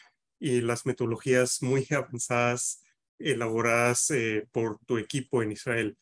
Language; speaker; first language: Spanish; native; Spanish